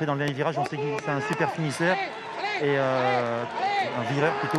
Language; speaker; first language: French; native; French